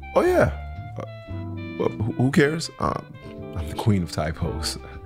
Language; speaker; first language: English; native; English